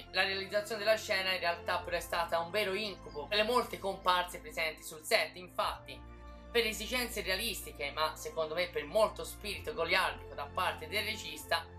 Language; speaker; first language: Italian; native; Italian